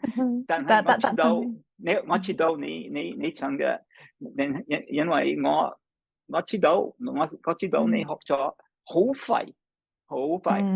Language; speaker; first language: Chinese; non-native, fluent; English